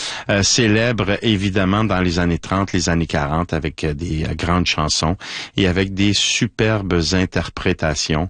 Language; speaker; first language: French; native; French